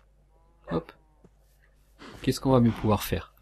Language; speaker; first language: French; native; French